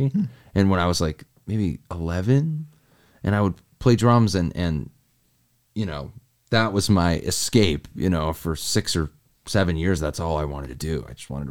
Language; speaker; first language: English; native; English